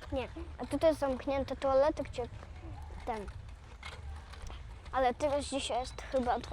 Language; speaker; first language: Polish; early bilingual, other home language; Russian